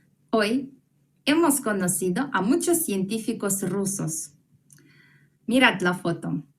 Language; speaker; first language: Spanish; non-native, fluent; Russian